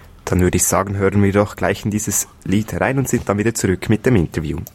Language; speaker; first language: German; native; German